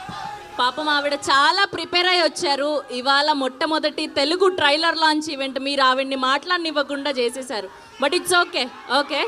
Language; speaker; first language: Telugu; native; Telugu